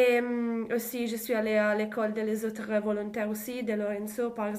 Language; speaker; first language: French; non-native, learner; Italian